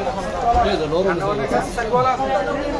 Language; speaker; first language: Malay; non-native, local second language; Tamil